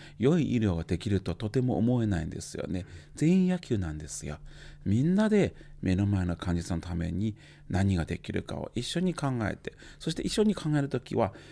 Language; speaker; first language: Japanese; native; Japanese